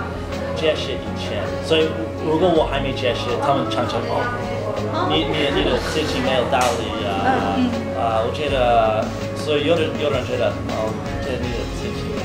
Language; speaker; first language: Chinese; non-native, learner; English